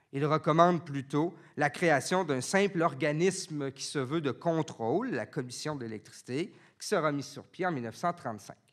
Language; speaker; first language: French; native; French